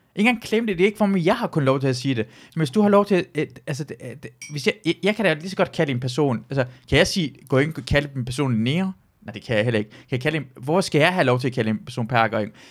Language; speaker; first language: Danish; early bilingual, other home language; Persian